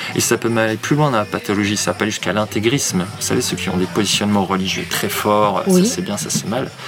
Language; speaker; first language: French; native; French